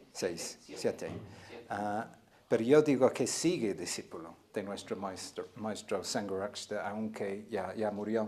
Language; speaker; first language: Spanish; non-native, fluent; English